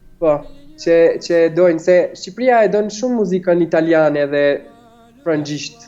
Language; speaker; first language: Albanian; early bilingual, heritage; Albanian